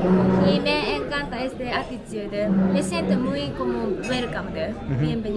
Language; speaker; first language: Spanish; non-native, learner; Japanese